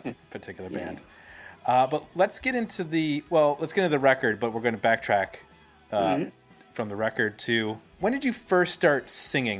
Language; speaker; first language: English; native; English